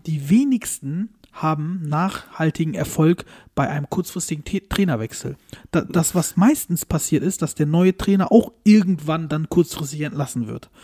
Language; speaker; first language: German; early bilingual, other home language; Turkish